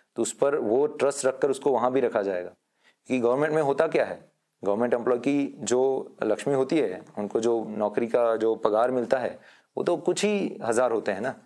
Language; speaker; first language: Hindi; non-native, local second language; Gujarati